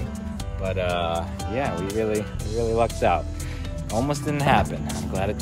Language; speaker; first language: English; native; English